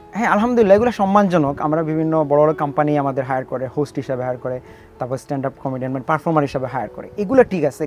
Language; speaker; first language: Bangla; native; Bangla